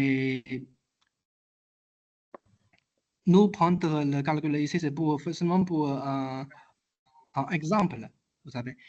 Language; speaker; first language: French; non-native, learner; Chinese